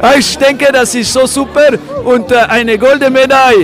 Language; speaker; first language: German; non-native, local second language; French